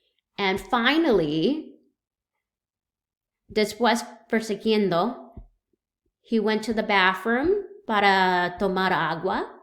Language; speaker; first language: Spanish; non-native, learner; English